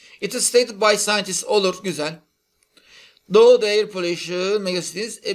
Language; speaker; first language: English; non-native, fluent; Turkish